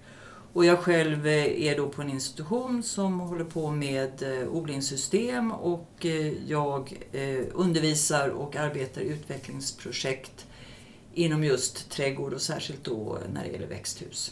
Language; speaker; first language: Swedish; native; Swedish